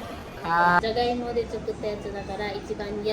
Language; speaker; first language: Japanese; non-native, learner; Nepali